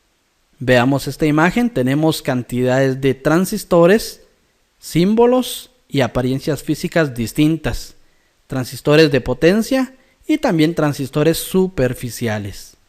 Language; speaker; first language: Spanish; native; Spanish